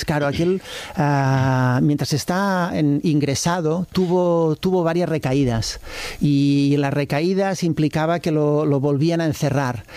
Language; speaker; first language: Spanish; native; Spanish